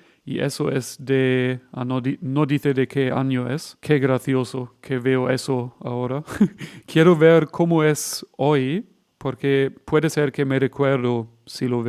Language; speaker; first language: Spanish; non-native, fluent; German